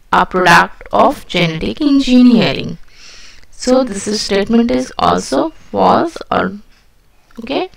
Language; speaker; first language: English; non-native, local second language; Hindi